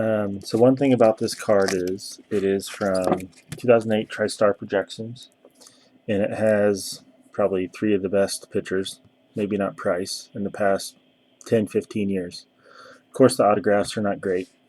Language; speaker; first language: English; native; English